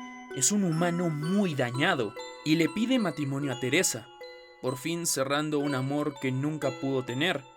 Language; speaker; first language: Spanish; native; Spanish